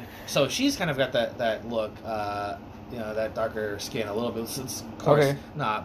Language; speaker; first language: English; native; English